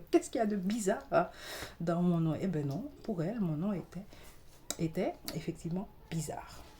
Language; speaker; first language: French; non-native, local second language; Haitian Creole